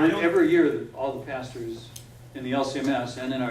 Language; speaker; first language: English; native; English